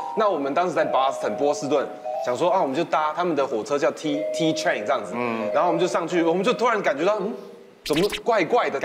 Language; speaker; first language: Chinese; native; Chinese